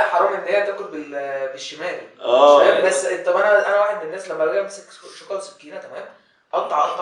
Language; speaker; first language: Arabic; native; Arabic